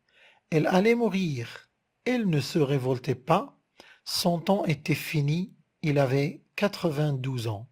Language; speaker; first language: French; non-native, local second language; Arabic